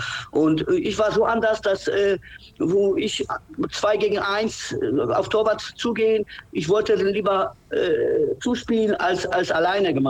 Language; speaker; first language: German; non-native, fluent; Polish